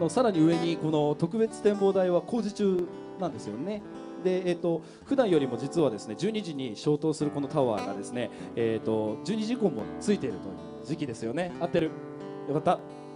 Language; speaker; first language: Japanese; native; Japanese